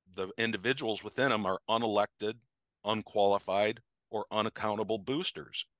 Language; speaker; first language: English; native; English